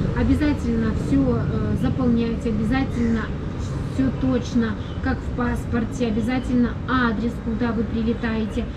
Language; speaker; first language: Russian; native; Russian